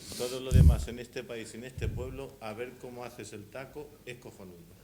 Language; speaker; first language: Spanish; native; Spanish